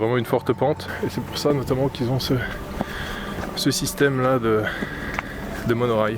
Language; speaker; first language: French; native; French